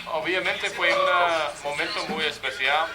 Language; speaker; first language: Spanish; non-native, fluent; English